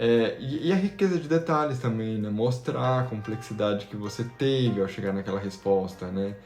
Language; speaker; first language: Portuguese; native; Portuguese